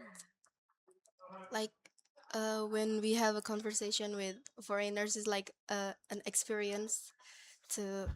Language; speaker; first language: English; non-native, learner; Indonesian